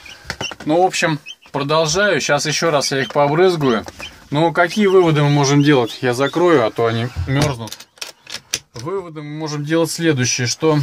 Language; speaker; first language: Russian; native; Russian